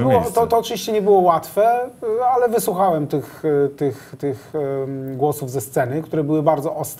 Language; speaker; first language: Polish; native; Polish